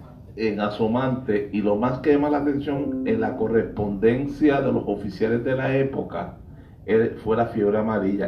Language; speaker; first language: Spanish; native; Spanish